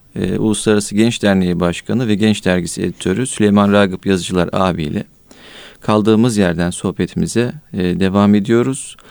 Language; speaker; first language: Turkish; native; Turkish